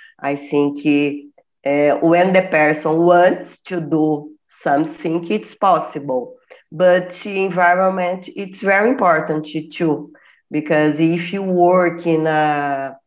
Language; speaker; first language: English; non-native, learner; Portuguese